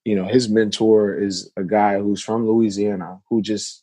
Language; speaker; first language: English; native; English